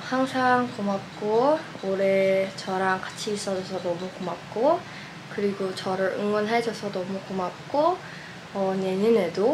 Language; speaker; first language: Korean; non-native, fluent; English